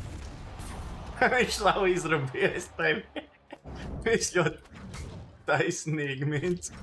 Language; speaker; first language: Latvian; native; Latvian